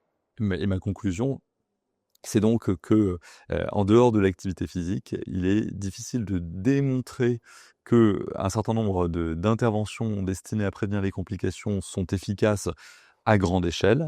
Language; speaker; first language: French; native; French